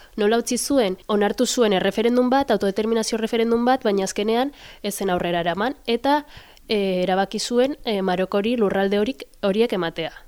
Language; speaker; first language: Basque; non-native, fluent; Arabic